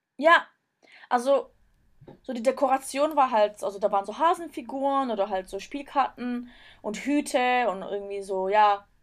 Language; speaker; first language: German; early bilingual, other home language; Turkish